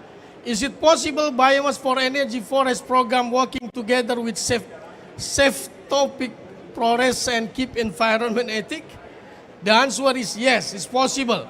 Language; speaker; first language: English; non-native, fluent; Indonesian